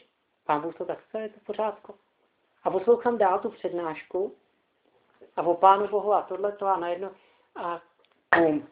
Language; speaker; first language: Czech; native; Czech